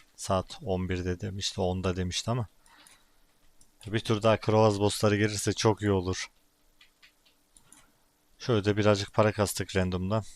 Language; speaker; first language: Turkish; native; Turkish